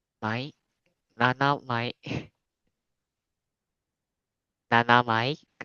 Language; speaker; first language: Japanese; non-native, learner; Malay